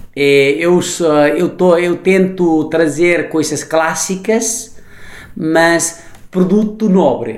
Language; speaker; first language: Portuguese; non-native, fluent; Nepali